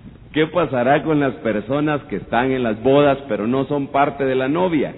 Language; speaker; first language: Spanish; native; Spanish